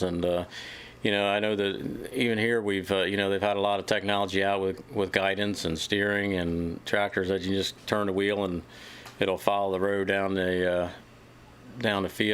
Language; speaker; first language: English; native; English